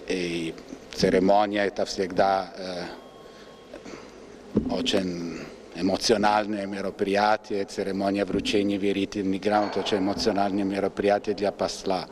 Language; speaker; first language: Russian; non-native, fluent; Italian